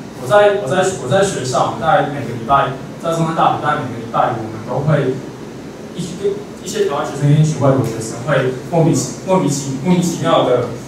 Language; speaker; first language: Chinese; native; Chinese